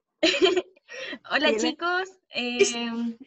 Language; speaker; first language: Spanish; native; Spanish